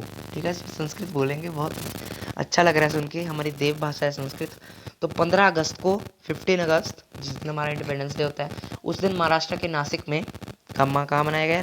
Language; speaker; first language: Hindi; native; Hindi